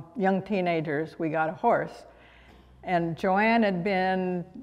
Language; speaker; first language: English; native; English